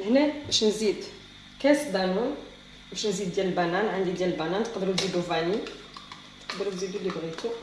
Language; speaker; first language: Arabic; native; Arabic